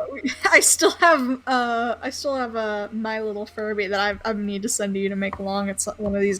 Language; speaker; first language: English; native; English